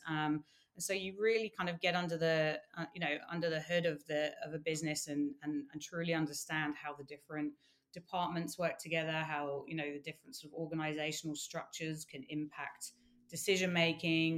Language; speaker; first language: English; native; English